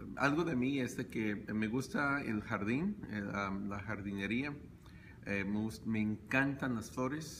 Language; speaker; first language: Spanish; early bilingual, heritage; Spanish